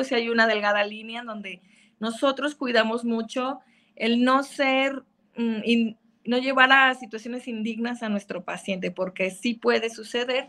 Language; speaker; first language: Spanish; native; Spanish